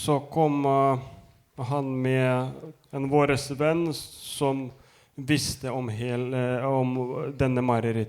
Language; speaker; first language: Norwegian; non-native, fluent; Lithuanian